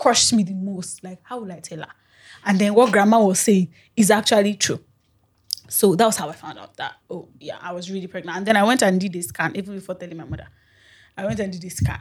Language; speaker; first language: English; non-native, local second language; Yoruba